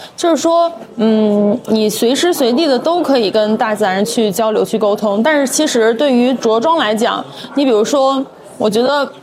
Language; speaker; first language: Chinese; native; Chinese